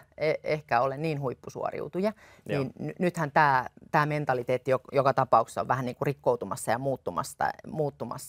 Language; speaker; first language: Finnish; native; Finnish